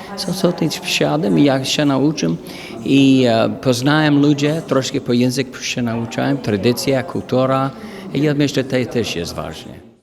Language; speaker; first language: Polish; non-native, learner; English